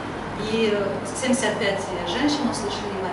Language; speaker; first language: Polish; non-native, learner; Russian